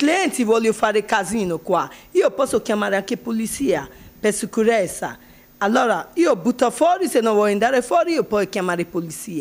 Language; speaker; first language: Italian; non-native, learner; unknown